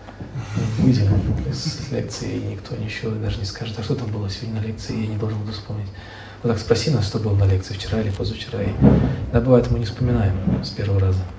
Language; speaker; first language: Russian; native; Russian